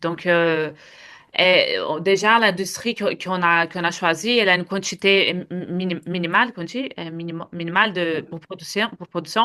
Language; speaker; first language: French; non-native, fluent; Portuguese